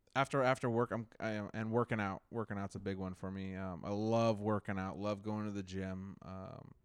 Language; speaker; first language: English; native; English